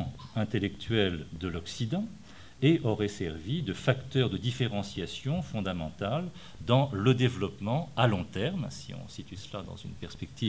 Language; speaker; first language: French; native; French